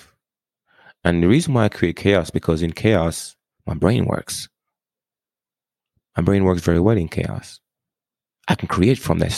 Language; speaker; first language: English; non-native, local second language; Jamaican Creole English